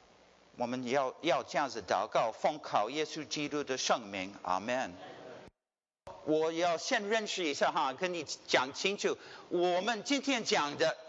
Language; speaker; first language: Chinese; early bilingual, heritage; Chinese